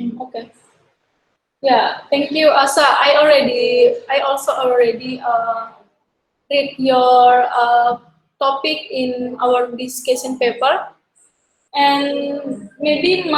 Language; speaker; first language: English; non-native, learner; Indonesian